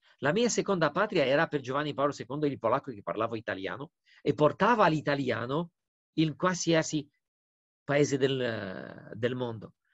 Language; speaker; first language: Italian; non-native, fluent; Romanian